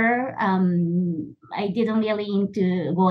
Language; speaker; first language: English; non-native, fluent; Japanese